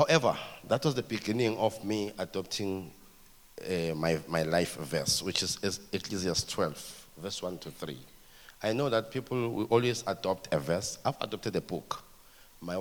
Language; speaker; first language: English; non-native, local second language; Zulu